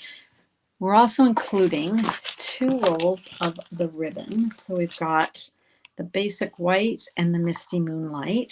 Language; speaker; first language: English; native; English